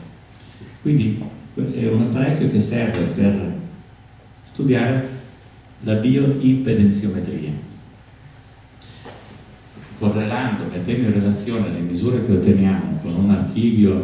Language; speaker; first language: Italian; native; Italian